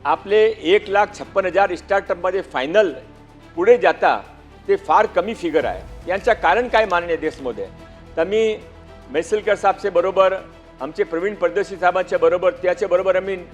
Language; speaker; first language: Marathi; non-native, local second language; Gujarati